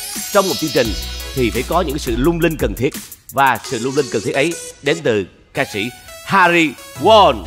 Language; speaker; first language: Vietnamese; native; Vietnamese